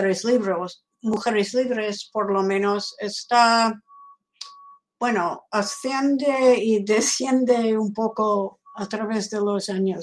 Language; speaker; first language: Spanish; non-native, fluent; English